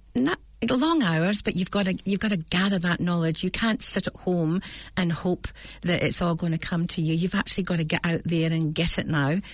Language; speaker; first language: English; native; English